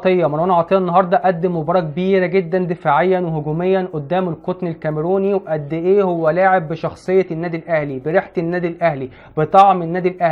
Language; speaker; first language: Arabic; native; Arabic